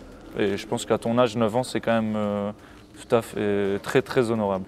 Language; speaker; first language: French; native; French